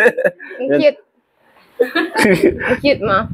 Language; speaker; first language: Filipino; non-native, learner; English